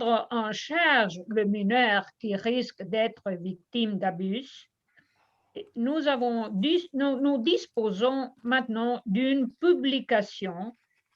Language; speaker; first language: French; non-native, fluent; Spanish